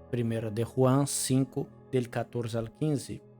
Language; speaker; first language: Spanish; non-native, learner; Portuguese